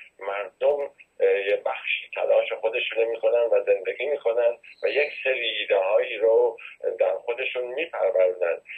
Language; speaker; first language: Persian; native; Persian